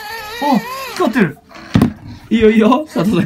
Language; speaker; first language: Japanese; native; Japanese